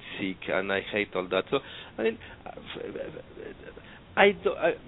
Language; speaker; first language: English; non-native, fluent; Spanish